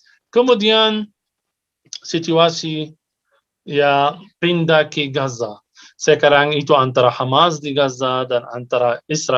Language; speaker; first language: Indonesian; non-native, fluent; Arabic